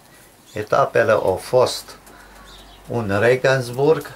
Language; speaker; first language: Romanian; non-native, local second language; Hungarian